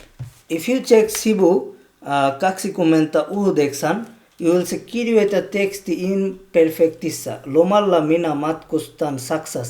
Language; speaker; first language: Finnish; non-native, learner; Bangla